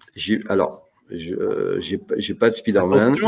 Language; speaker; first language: French; native; French